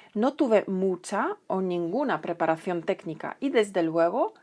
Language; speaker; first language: Spanish; non-native, fluent; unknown